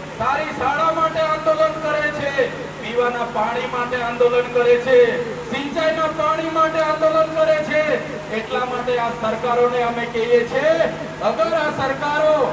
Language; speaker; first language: Gujarati; non-native, local second language; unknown